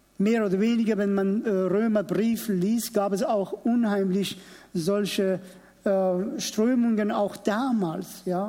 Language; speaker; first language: German; non-native, fluent; Persian